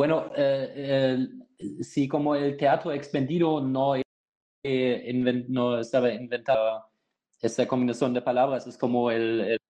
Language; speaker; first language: Spanish; non-native, fluent; German